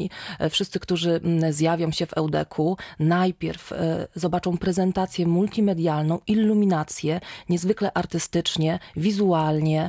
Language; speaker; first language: Polish; native; Polish